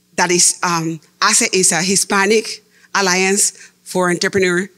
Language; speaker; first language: English; non-native, fluent; Spanish